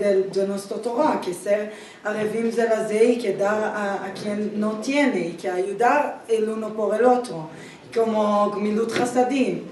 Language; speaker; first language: Spanish; non-native, fluent; Hebrew